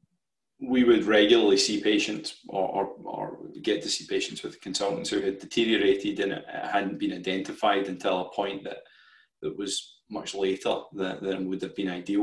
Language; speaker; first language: English; native; English